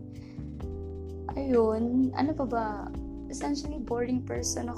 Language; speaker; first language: English; non-native, local second language; Cebuano